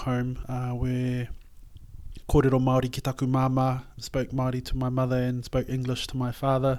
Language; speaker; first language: English; native; English